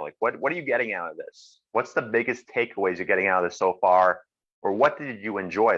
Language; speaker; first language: English; native; English